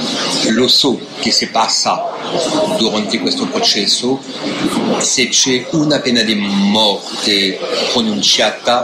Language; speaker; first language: Italian; non-native, fluent; French